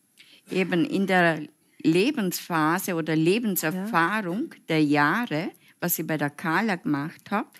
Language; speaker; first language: German; non-native, fluent; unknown